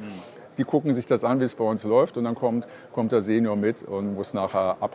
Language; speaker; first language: German; native; German